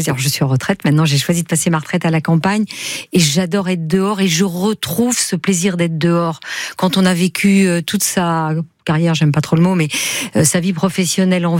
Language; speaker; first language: French; native; French